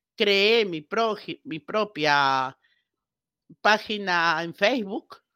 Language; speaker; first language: Spanish; native; Spanish